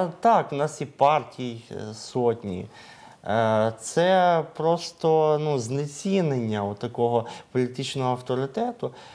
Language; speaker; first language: Ukrainian; native; Ukrainian